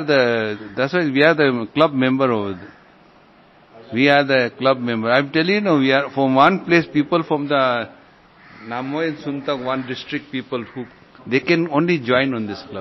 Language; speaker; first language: English; non-native, local second language; Cantonese